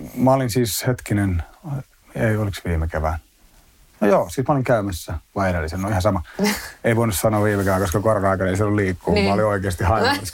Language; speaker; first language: Finnish; native; Finnish